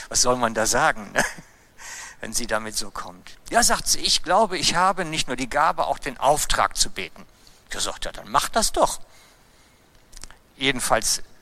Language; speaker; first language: German; native; German